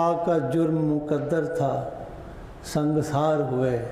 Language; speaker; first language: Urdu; non-native, local second language; Punjabi